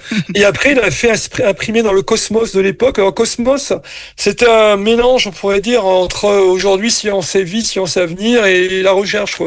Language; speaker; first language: French; native; French